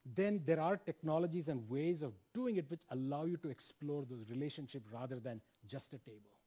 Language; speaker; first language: English; non-native, local second language; Hindi